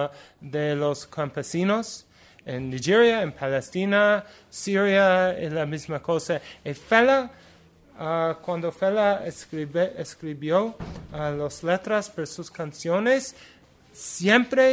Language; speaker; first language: Spanish; non-native, learner; English